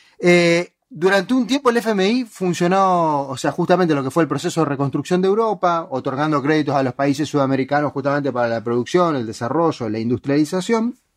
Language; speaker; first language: Spanish; native; Spanish